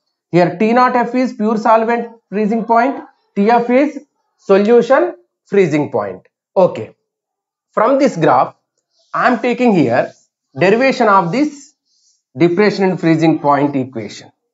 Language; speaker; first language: English; non-native, local second language; Telugu